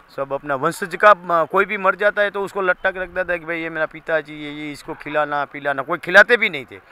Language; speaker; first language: Hindi; non-native, local second language; Gujarati